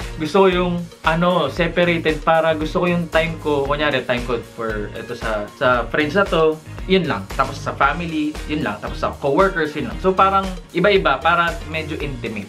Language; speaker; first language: Filipino; native; Filipino